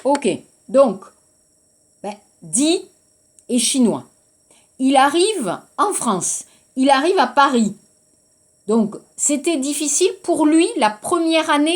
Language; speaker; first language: French; non-native, fluent; Korean